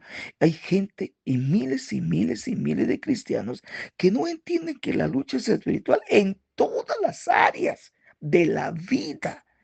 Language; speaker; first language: Spanish; native; Spanish